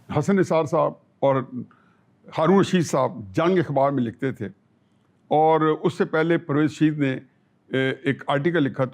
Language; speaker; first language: Urdu; non-native, local second language; Punjabi